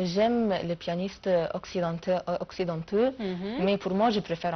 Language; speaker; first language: French; non-native, fluent; Arabic